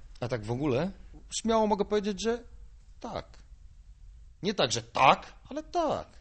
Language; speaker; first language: Polish; non-native, fluent; Bulgarian